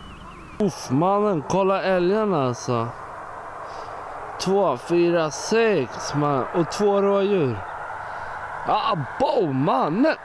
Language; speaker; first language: Swedish; native; Swedish